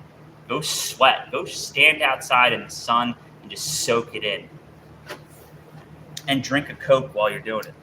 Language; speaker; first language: English; native; English